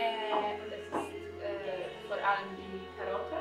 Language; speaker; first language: German; non-native, fluent; Polish